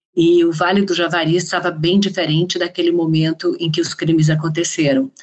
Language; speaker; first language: Portuguese; native; Portuguese